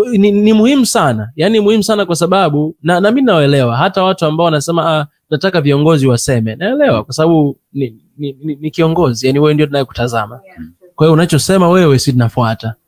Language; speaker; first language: Swahili; native; Swahili